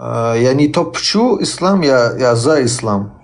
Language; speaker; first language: Russian; early bilingual, heritage; Chechen